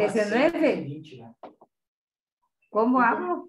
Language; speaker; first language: Spanish; non-native, learner; Portuguese